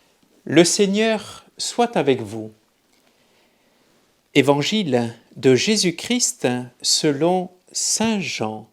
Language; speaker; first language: French; native; French